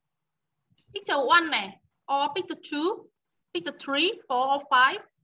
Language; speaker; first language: English; non-native, fluent; Vietnamese